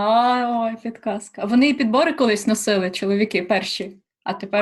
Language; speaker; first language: Ukrainian; native; Ukrainian